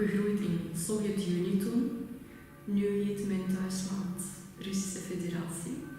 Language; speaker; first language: Dutch; non-native, fluent; Russian